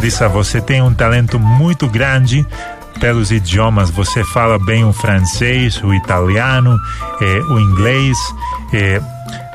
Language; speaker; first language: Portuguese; non-native, fluent; Spanish